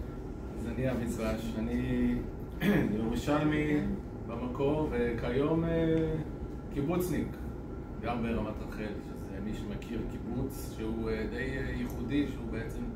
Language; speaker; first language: Hebrew; native; Hebrew